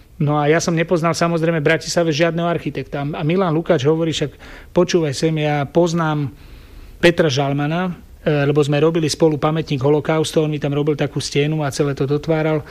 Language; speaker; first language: Slovak; native; Slovak